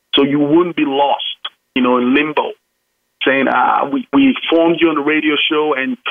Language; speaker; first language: English; non-native, local second language; Yoruba